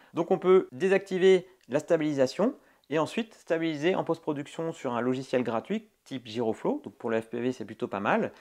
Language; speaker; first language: French; native; French